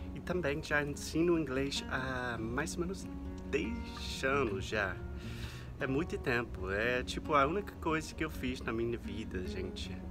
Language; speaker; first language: Portuguese; non-native, fluent; English